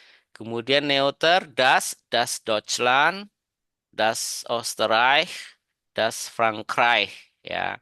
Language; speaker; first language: German; non-native, learner; Indonesian